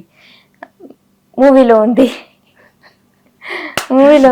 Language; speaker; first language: Telugu; non-native, local second language; Tamil